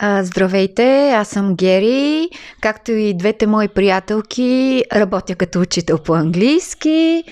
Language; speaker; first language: Bulgarian; native; Bulgarian